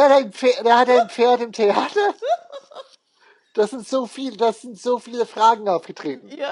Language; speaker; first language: German; non-native, fluent; English